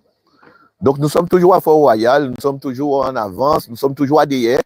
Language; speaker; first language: French; native; French